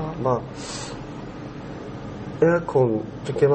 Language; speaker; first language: Japanese; non-native, learner; Korean